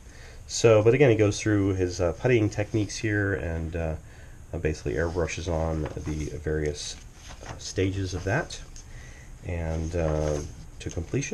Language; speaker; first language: English; native; English